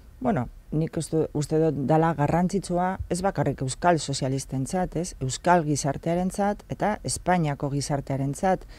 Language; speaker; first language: Basque; non-native, local second language; Spanish